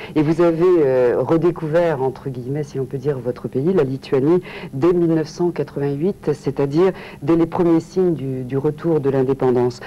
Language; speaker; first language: French; native; French